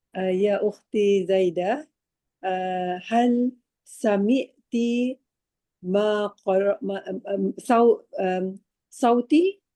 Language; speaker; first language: Arabic; non-native, learner; Malay